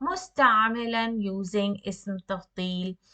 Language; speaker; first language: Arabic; non-native, fluent; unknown